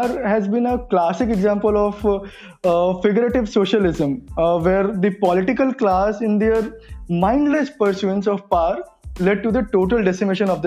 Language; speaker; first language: English; non-native, local second language; Hindi